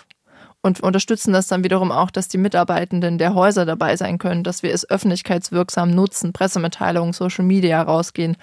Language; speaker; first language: German; native; German